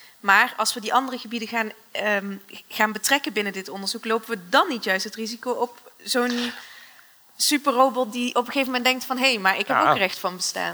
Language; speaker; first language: Dutch; native; Dutch